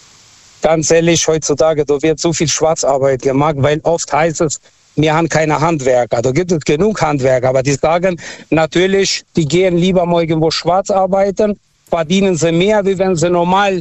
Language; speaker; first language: German; non-native, fluent; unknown